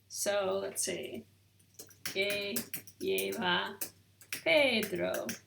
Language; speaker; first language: Spanish; non-native, learner; English